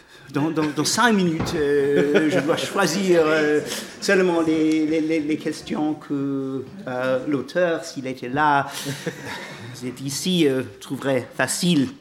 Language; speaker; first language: French; non-native, fluent; English